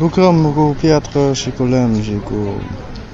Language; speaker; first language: Romanian; non-native, fluent; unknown